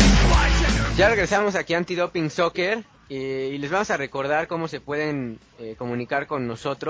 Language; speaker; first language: Spanish; native; Spanish